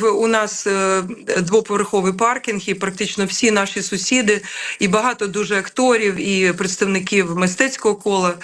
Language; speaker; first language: Ukrainian; native; Ukrainian